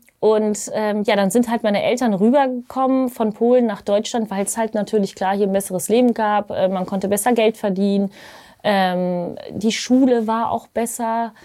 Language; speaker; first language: German; native; German